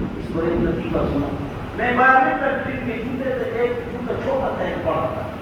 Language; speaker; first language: Urdu; non-native, local second language; Pashto